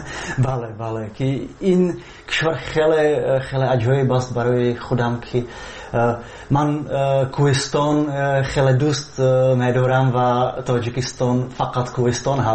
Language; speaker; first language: Persian; non-native, fluent; Czech